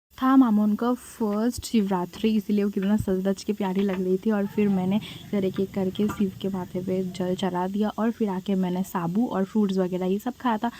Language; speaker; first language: Hindi; non-native, local second language; Bangla